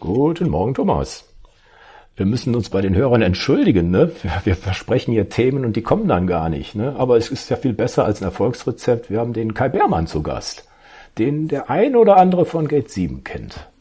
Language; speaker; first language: German; native; German